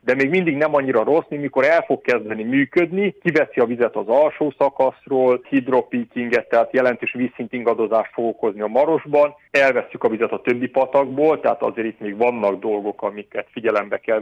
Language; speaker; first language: Hungarian; native; Hungarian